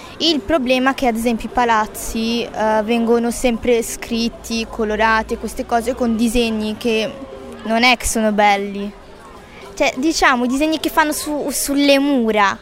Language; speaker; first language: Italian; early bilingual, other home language; Arabic